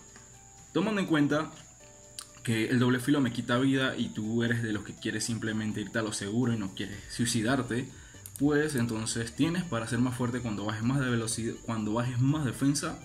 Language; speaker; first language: Spanish; native; Spanish